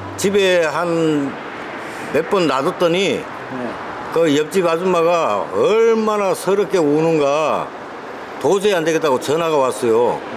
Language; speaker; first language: Korean; native; Korean